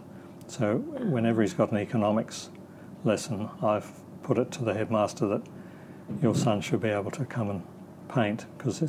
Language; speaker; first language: English; native; English